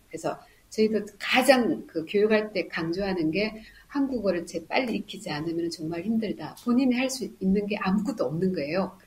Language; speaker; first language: Korean; native; Korean